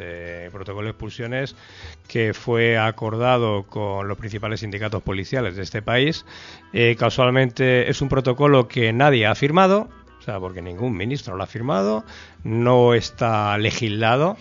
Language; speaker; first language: Spanish; native; Spanish